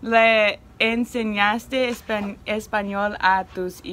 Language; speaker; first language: Spanish; non-native, learner; English